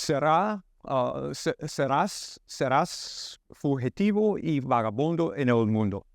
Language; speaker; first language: Spanish; non-native, learner; English